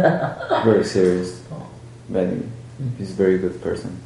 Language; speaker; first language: English; non-native, learner; Spanish